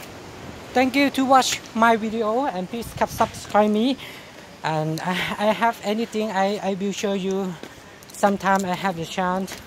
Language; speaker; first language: English; non-native, learner; Thai